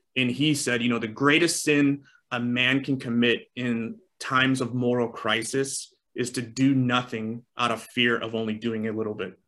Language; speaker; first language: English; native; English